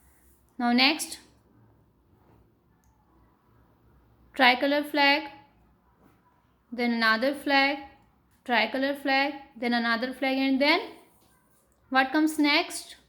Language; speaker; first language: English; non-native, local second language; Hindi